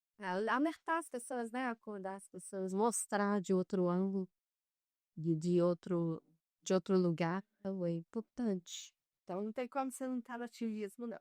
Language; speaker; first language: Portuguese; native; Portuguese